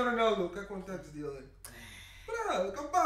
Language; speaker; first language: Russian; non-native, learner; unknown